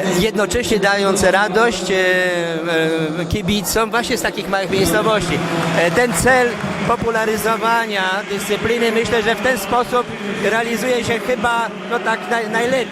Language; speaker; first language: Polish; native; Polish